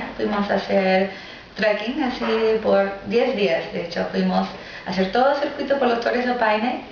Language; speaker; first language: Spanish; non-native, fluent; English